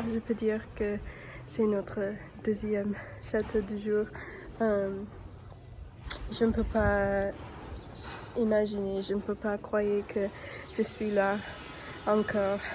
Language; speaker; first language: French; non-native, learner; English